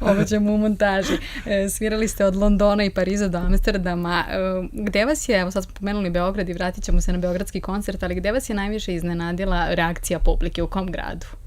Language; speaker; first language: Serbian; native; Serbian